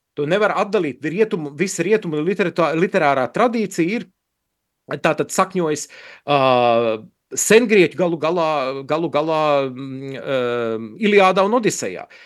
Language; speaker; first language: Latvian; native; Latvian